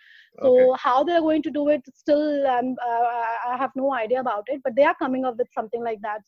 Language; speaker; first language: English; non-native, local second language; Hindi